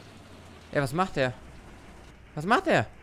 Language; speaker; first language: German; native; German